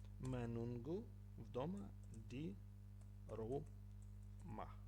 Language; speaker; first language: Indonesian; non-native, learner; Ukrainian